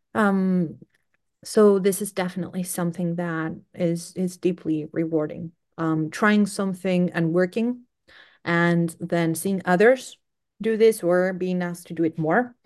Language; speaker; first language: English; non-native, fluent; Greek